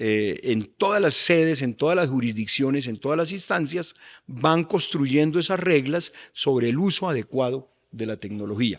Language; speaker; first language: Spanish; native; Spanish